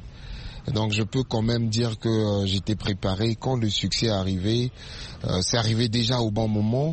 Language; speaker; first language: French; non-native, local second language; Swahili